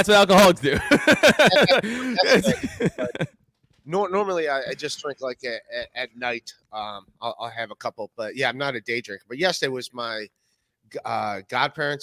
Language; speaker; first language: English; native; English